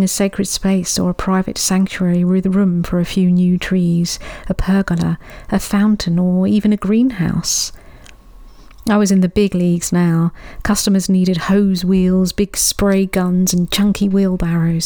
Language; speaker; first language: English; native; English